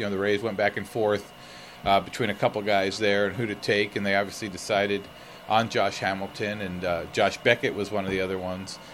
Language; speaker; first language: English; native; English